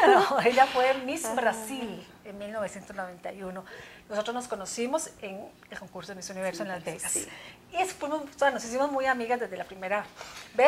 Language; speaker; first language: Spanish; native; Spanish